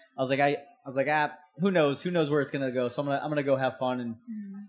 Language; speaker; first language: English; native; English